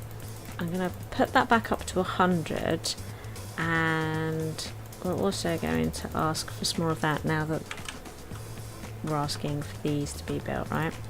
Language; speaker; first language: English; native; English